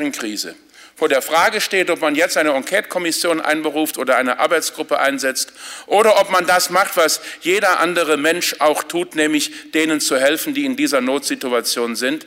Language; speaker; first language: German; native; German